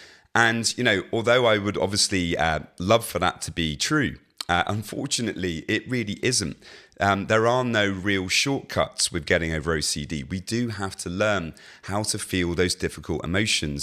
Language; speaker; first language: English; native; English